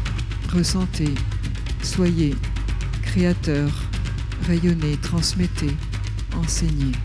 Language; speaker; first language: French; native; French